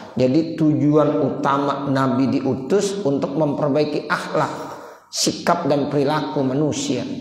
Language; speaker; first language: Indonesian; native; Indonesian